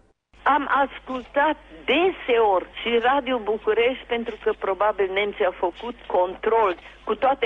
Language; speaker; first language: Romanian; non-native, local second language; German